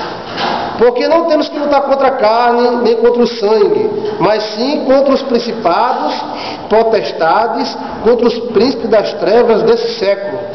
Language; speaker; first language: Portuguese; native; Portuguese